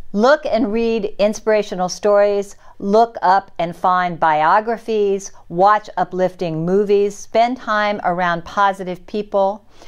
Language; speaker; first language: English; native; English